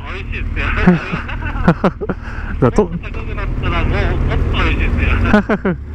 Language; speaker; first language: Japanese; non-native, learner; Mongolian